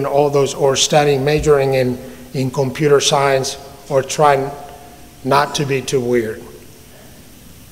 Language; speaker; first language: English; non-native, fluent; Spanish